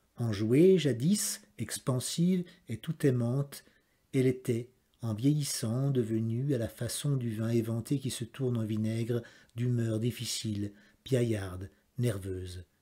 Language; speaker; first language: French; native; French